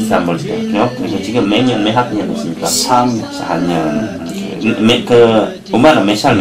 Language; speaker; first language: Korean; non-native, learner; Indonesian